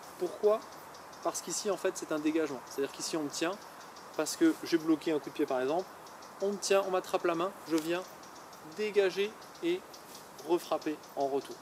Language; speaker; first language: French; native; French